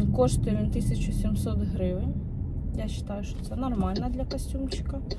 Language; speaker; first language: Ukrainian; native; Ukrainian